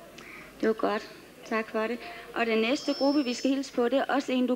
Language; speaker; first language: Danish; native; Danish